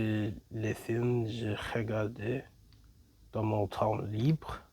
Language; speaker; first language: French; non-native, learner; English